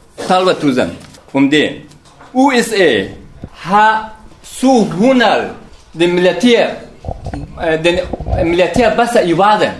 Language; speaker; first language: Danish; non-native, learner; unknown